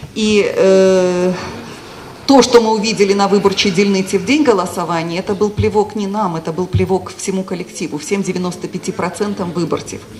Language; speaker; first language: Russian; non-native, local second language; Ukrainian